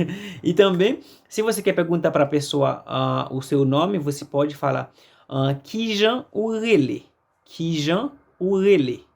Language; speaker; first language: Portuguese; non-native, fluent; Haitian Creole